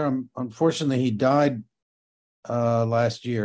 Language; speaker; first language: English; native; English